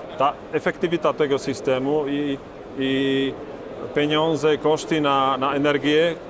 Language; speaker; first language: Polish; non-native, learner; Slovak